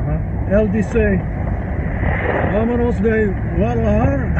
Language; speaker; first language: Spanish; non-native, learner; English